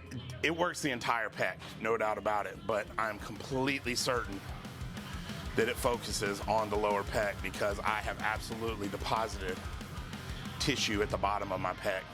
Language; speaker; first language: English; native; English